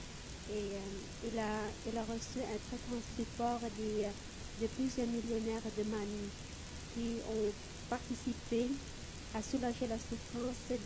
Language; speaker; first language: French; non-native, fluent; Vietnamese